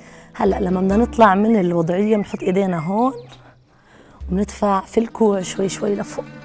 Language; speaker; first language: Arabic; native; Arabic